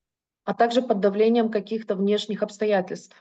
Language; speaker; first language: Russian; native; Russian